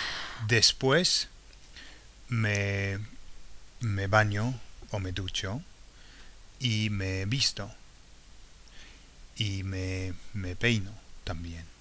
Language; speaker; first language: Spanish; non-native, fluent; English